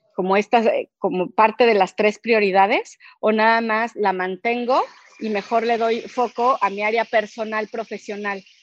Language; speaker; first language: Spanish; native; Spanish